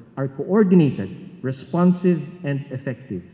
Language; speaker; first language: English; non-native, local second language; Filipino